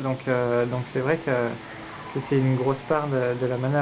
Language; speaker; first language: French; native; French